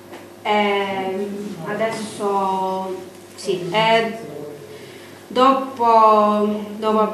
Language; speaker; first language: Italian; non-native, learner; Armenian